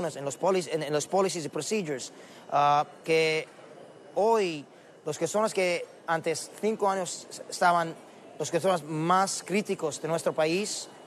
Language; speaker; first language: Spanish; non-native, fluent; Arabic